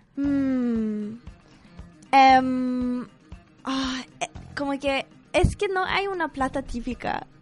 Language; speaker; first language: Spanish; non-native, fluent; English